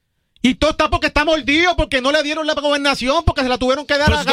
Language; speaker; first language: Spanish; native; Spanish